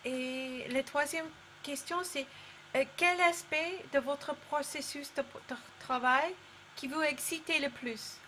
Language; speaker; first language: French; non-native, learner; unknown